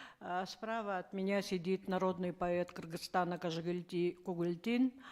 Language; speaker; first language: Russian; native; Russian